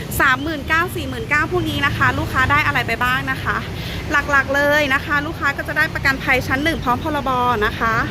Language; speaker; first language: Thai; native; Thai